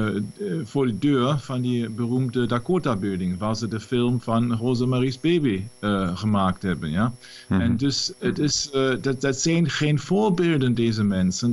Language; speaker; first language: Dutch; non-native, fluent; German